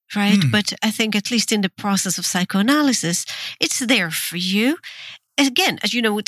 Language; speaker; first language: English; non-native, fluent; Hebrew